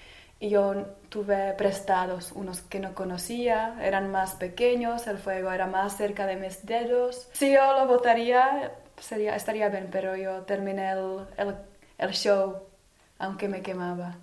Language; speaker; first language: Spanish; non-native, fluent; Czech